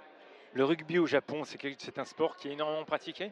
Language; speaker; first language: French; native; French